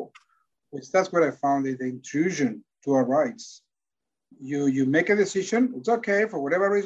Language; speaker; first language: English; non-native, fluent; Spanish